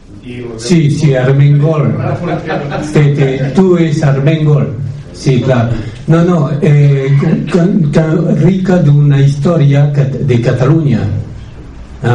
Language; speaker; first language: Spanish; non-native, fluent; French